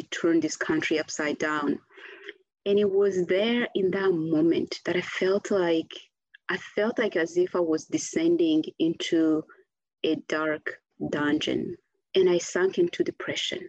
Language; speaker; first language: English; non-native, local second language; Kinyarwanda